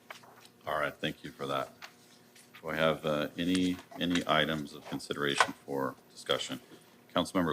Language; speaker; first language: English; native; English